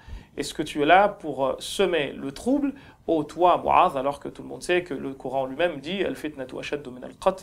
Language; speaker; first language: French; non-native, local second language; Ngazidja Comorian